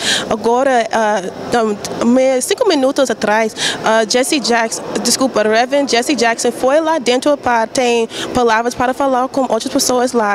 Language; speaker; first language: Portuguese; non-native, learner; English